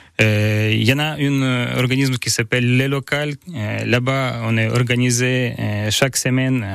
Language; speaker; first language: French; non-native, learner; Ukrainian